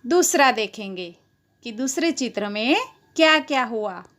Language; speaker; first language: Hindi; non-native, local second language; Gujarati